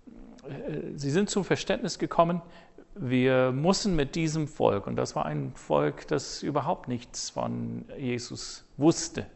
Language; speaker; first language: German; non-native, fluent; English